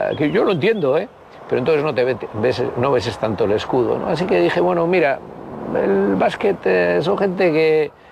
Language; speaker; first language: Spanish; native; Spanish